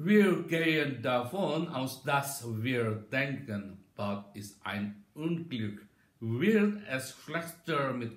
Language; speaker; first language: German; non-native, learner; Indonesian